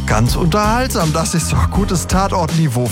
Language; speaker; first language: German; native; German